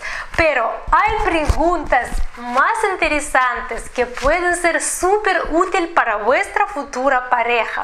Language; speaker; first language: Spanish; non-native, fluent; Russian